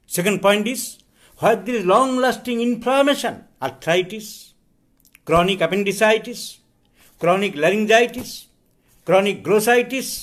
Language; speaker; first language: English; non-native, local second language; Bangla